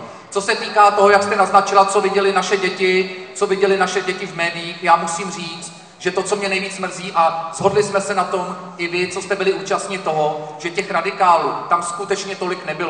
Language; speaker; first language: Czech; native; Czech